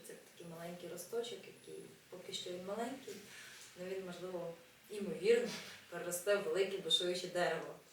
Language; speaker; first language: Ukrainian; native; Ukrainian